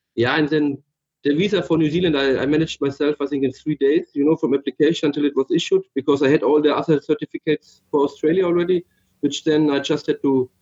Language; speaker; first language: English; non-native, fluent; German